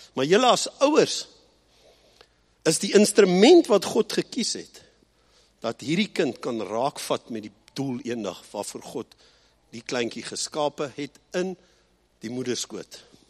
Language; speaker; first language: Afrikaans; early bilingual, heritage; Afrikaans